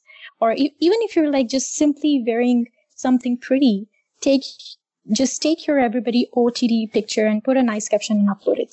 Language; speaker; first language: English; non-native, local second language; Urdu